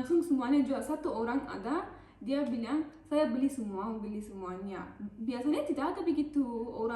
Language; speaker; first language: Indonesian; non-native, learner; Turkish